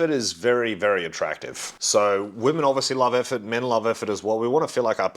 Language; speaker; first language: English; native; English